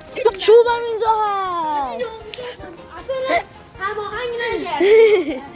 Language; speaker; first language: Persian; native; Persian